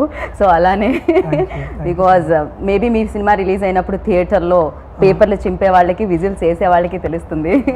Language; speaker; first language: Telugu; native; Telugu